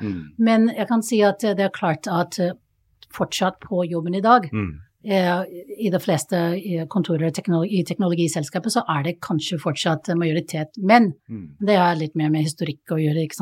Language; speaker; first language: Norwegian; non-native, fluent; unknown